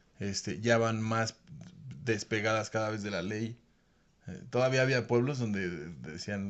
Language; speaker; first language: Spanish; native; Spanish